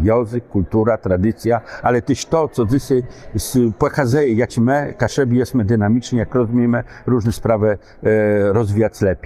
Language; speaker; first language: Polish; non-native, local second language; Kashubian